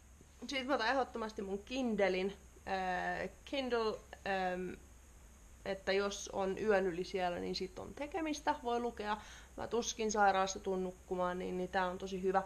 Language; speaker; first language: Finnish; native; Finnish